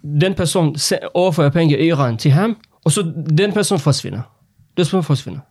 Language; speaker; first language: Danish; non-native, learner; Persian